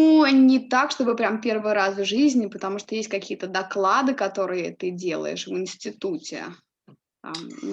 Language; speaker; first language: Russian; native; Russian